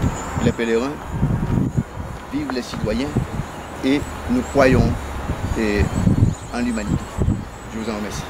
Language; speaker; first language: French; non-native, local second language; Haitian Creole